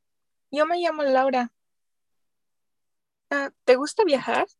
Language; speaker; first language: Spanish; early bilingual, heritage; Spanish